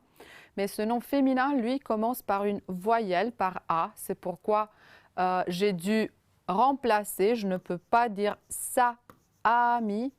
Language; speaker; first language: French; non-native, fluent; Romanian